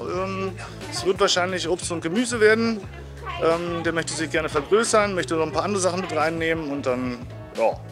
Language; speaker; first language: German; native; German